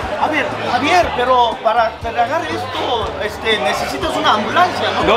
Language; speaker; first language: Spanish; non-native, fluent; Korean